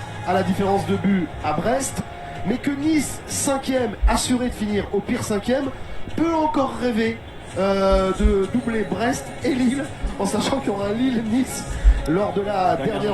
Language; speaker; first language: French; native; French